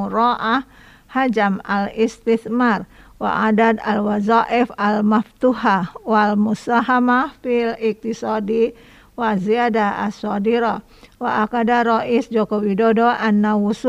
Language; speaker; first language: Arabic; non-native, learner; Indonesian